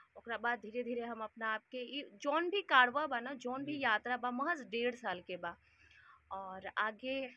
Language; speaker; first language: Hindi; native; Hindi